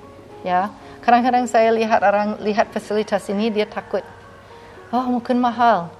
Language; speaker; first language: Indonesian; non-native, fluent; English